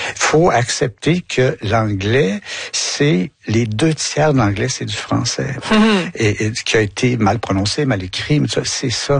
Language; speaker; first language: French; native; French